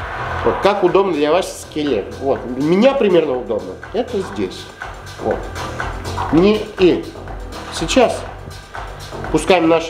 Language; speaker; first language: Russian; non-native, fluent; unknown